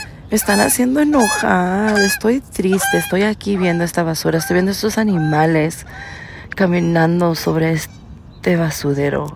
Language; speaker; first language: Spanish; early bilingual, heritage; Spanish